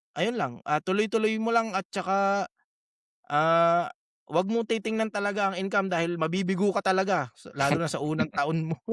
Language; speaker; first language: Filipino; native; Filipino